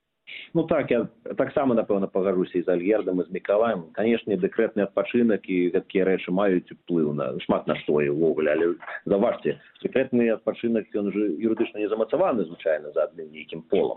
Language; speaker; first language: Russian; non-native, local second language; Belarusian